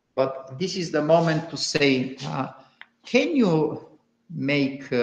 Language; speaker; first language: English; non-native, fluent; Bulgarian